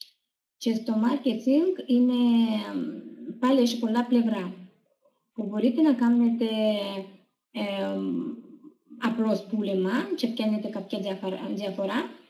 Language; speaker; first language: Greek; non-native, fluent; Russian